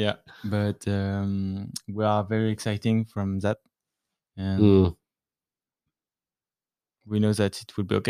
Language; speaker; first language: English; non-native, learner; French